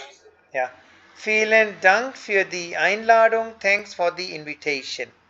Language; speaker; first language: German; non-native, fluent; Hindi